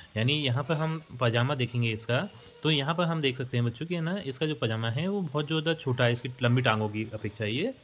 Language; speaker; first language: Hindi; native; Hindi